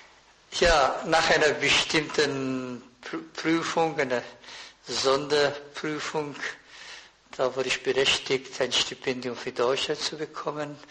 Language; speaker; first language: German; non-native, fluent; Persian